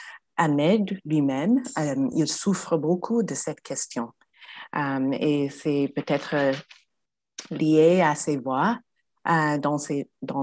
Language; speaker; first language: French; non-native, fluent; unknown